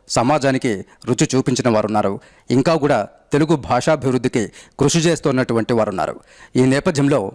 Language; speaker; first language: Telugu; native; Telugu